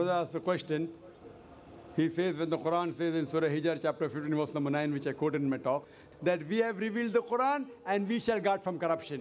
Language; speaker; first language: English; non-native, local second language; Urdu